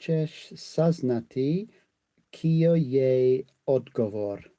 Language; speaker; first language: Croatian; non-native, learner; English